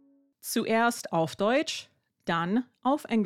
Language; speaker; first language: German; non-native, fluent; English